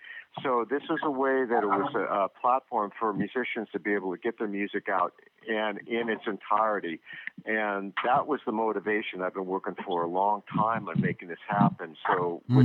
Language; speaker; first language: English; native; English